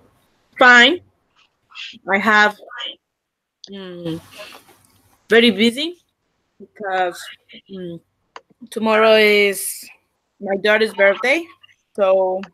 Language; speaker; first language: English; non-native, learner; Spanish